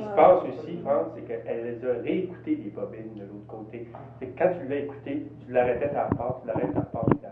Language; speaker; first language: French; native; French